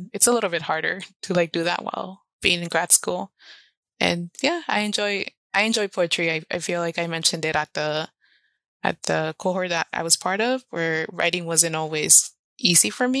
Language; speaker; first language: English; early bilingual, other home language; Spanish